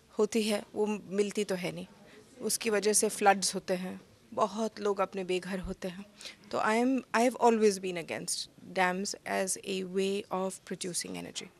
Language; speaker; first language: Hindi; native; Hindi